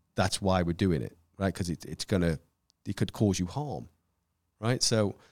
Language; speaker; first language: English; native; English